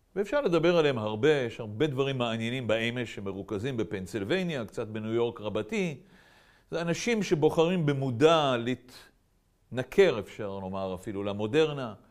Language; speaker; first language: Hebrew; native; Hebrew